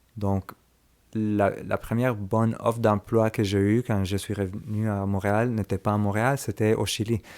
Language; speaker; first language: French; early bilingual, other home language; Spanish